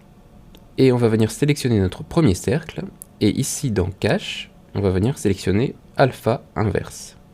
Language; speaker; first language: French; native; French